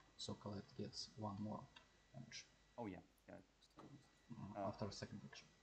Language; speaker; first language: English; non-native, learner; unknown